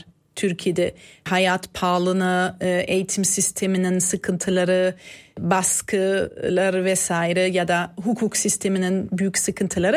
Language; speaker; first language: Turkish; non-native, fluent; German